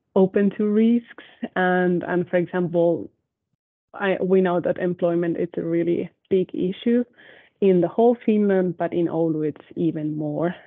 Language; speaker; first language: English; non-native, fluent; Spanish